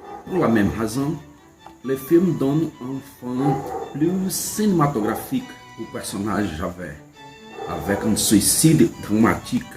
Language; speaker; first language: French; non-native, learner; Portuguese